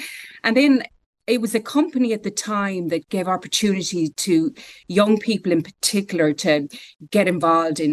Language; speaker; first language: English; native; English